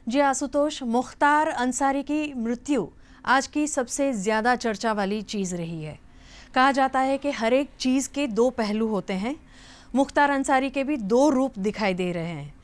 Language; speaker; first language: Hindi; non-native, local second language; Gujarati